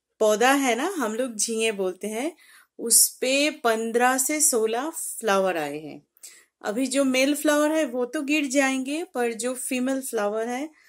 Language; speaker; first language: Hindi; non-native, local second language; Bangla